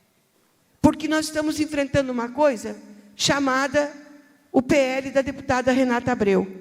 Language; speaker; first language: Portuguese; native; Portuguese